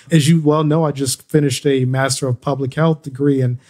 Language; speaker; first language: English; native; English